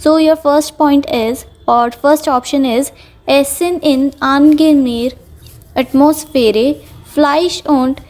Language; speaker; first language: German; non-native, fluent; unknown